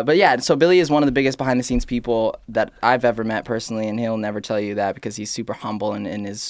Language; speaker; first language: English; native; English